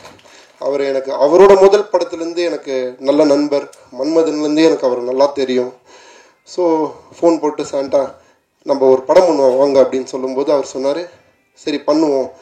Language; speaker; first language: Tamil; native; Tamil